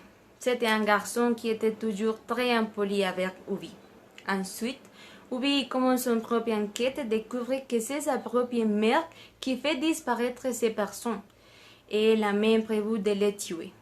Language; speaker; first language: French; non-native, learner; Spanish